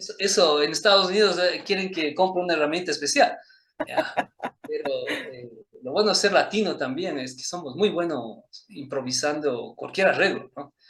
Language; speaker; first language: Spanish; early bilingual, other home language; Chinese